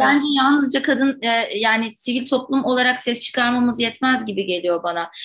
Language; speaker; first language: Turkish; native; Turkish